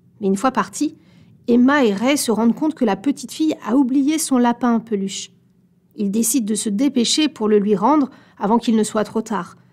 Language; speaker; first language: French; native; French